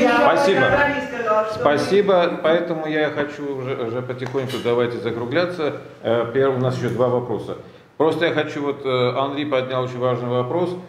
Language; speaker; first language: Russian; non-native, local second language; Armenian